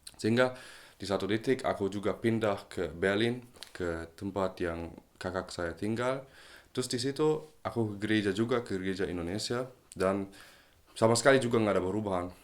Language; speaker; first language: Indonesian; early bilingual, heritage; German